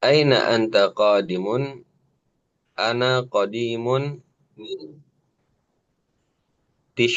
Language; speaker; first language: Arabic; non-native, learner; Indonesian